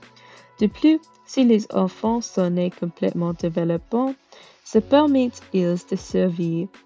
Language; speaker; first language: French; non-native, learner; English